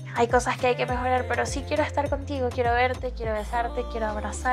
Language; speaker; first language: Spanish; native; Spanish